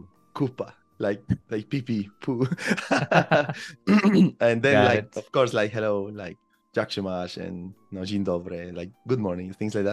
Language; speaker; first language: English; non-native, fluent; Spanish